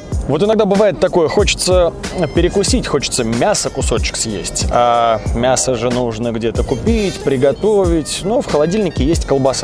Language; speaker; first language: Russian; native; Russian